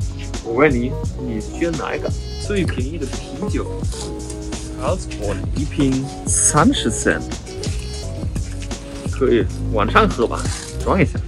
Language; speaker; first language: Chinese; non-native, fluent; German